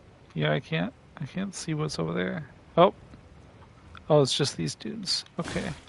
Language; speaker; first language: English; native; English